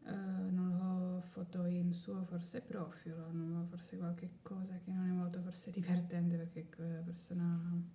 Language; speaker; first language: Italian; non-native, learner; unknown